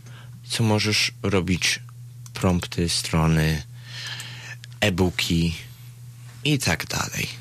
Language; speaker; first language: Polish; early bilingual, other home language; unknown